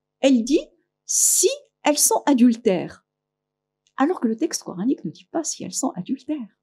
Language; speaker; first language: French; non-native, local second language; Arabic